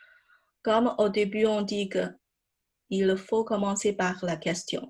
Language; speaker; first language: French; non-native, fluent; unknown